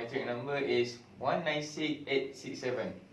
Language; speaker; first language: English; non-native, learner; Malay